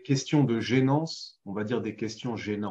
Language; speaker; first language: French; native; French